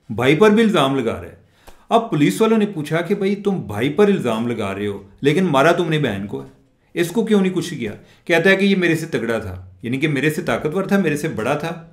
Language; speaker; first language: Urdu; non-native, local second language; Punjabi